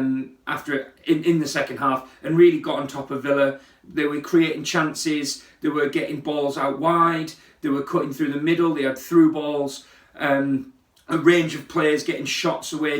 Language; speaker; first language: English; native; English